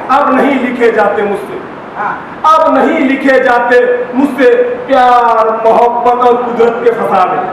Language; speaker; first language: Hindi; non-native, local second language; Marathi